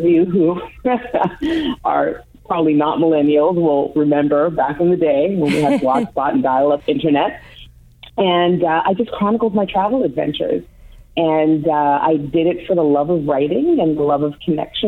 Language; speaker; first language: English; native; English